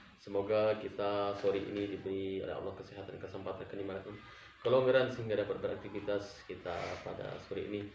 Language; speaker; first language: Indonesian; non-native, local second language; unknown